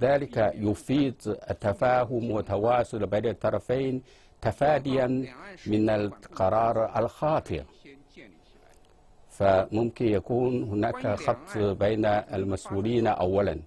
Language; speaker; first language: Arabic; non-native, fluent; Chinese